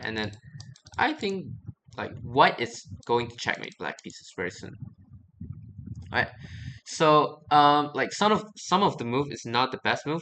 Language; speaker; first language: English; non-native, fluent; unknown